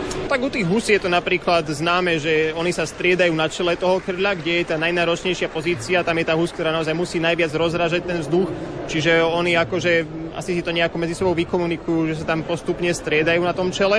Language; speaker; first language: Slovak; native; Slovak